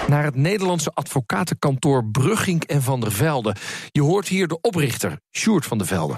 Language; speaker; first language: Dutch; native; Dutch